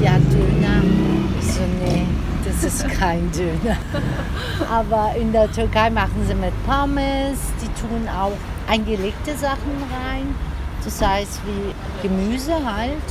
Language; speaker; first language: German; early bilingual, other home language; Turkish